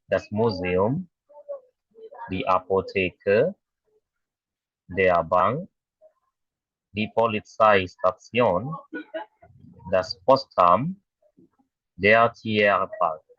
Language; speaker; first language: German; non-native, fluent; Indonesian